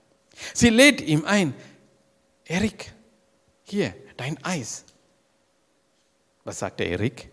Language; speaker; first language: German; non-native, learner; Sinhala